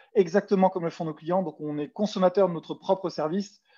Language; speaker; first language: French; native; French